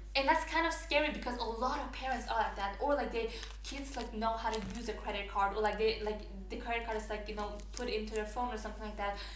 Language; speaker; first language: English; non-native, fluent; Norwegian